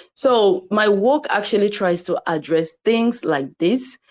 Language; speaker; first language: English; non-native, local second language; Igbo